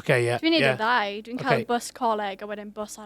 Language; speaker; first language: Welsh; non-native, local second language; English